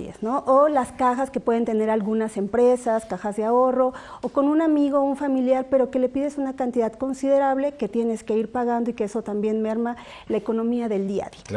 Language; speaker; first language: Spanish; native; Spanish